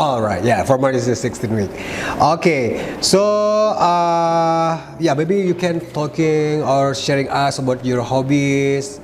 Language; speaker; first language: English; non-native, learner; Indonesian